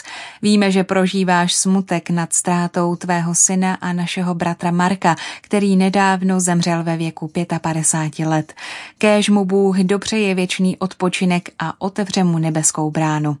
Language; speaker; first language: Czech; native; Czech